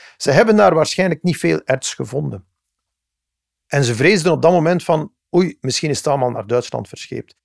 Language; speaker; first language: Dutch; early bilingual, other home language; English